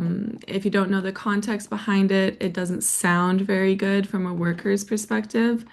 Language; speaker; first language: English; native; English